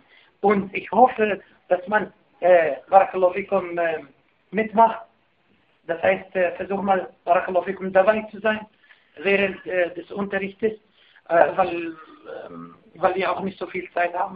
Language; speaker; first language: German; non-native, fluent; Arabic